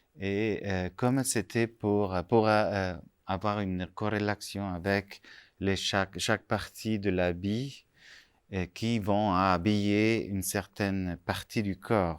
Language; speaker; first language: French; non-native, fluent; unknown